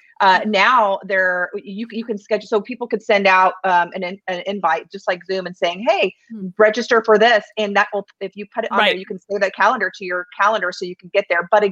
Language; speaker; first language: English; native; English